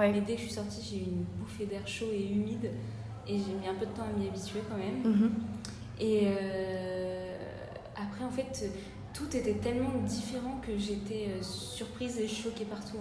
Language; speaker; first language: French; native; French